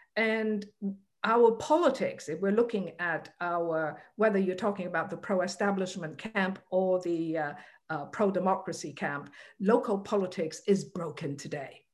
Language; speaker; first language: English; non-native, local second language; Cantonese